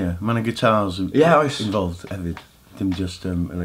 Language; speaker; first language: Welsh; native; Welsh